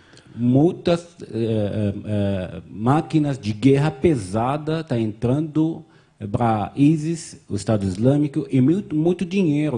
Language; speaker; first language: Portuguese; non-native, fluent; Arabic